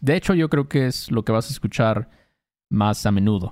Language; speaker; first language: Spanish; native; Spanish